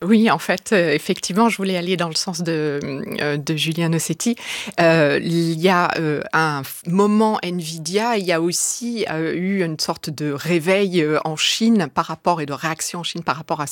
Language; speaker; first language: French; native; French